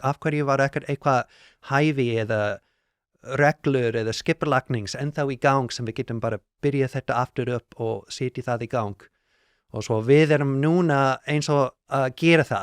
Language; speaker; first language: Icelandic; non-native, learner; English